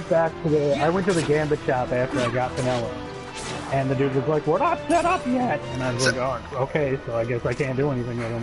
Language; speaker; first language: English; native; English